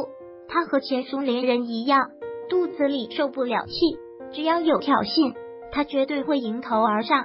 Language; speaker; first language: Chinese; native; Chinese